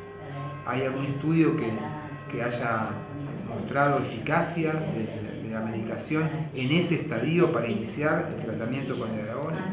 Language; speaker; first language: Spanish; native; Spanish